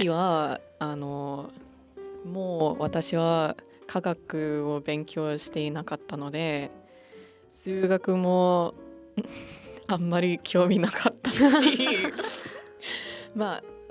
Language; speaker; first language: Japanese; non-native, fluent; English